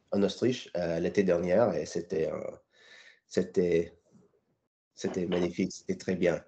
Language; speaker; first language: French; non-native, learner; English